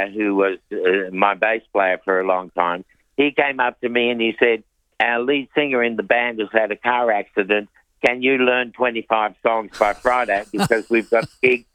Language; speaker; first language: English; native; English